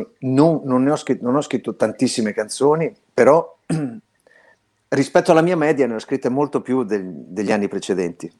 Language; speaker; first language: Italian; native; Italian